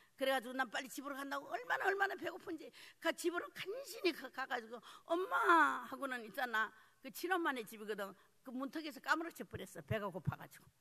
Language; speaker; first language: Korean; early bilingual, heritage; Korean